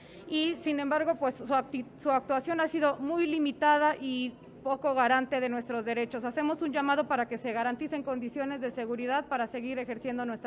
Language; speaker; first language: Spanish; native; Spanish